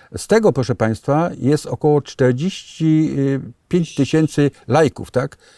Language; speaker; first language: Polish; native; Polish